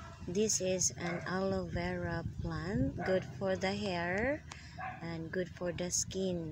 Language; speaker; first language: English; non-native, local second language; Cebuano